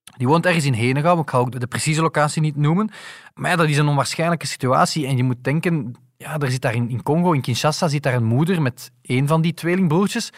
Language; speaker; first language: Dutch; native; Dutch